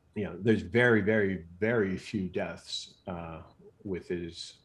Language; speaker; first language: English; native; English